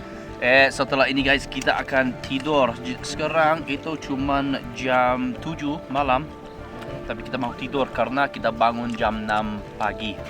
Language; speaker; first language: Indonesian; non-native, learner; English